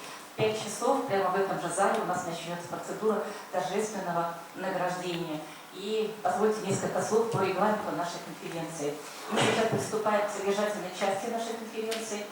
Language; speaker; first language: Russian; native; Russian